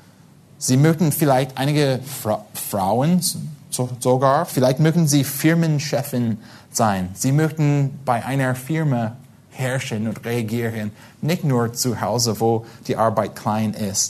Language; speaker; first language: German; non-native, fluent; English